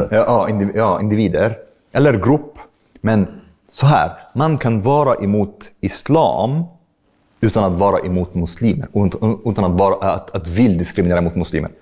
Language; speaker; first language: Swedish; non-native, fluent; Arabic